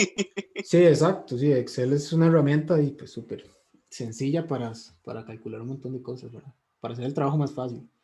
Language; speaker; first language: Spanish; native; Spanish